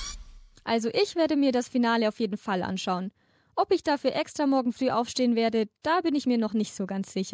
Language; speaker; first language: German; native; German